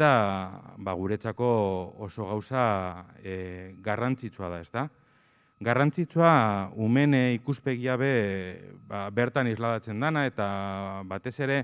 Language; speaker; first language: Basque; native; Basque